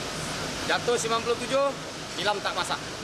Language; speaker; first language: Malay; non-native, learner; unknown